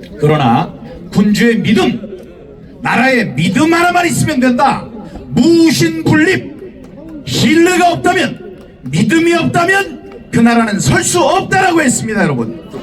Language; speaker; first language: Korean; native; Korean